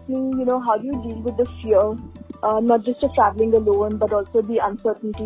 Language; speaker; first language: English; non-native, local second language; Hindi